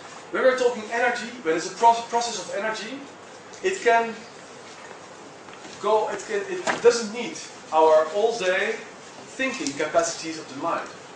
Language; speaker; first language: English; non-native, fluent; Dutch